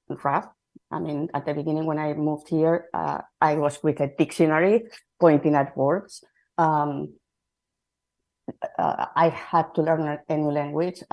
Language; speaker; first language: English; non-native, fluent; Spanish